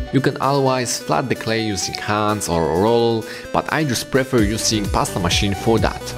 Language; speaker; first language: English; non-native, fluent; Polish